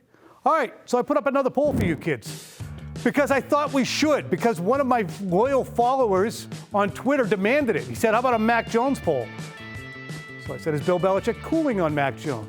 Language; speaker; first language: English; native; English